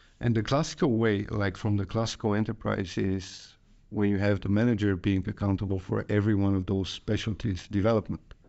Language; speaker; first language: English; non-native, fluent; Bulgarian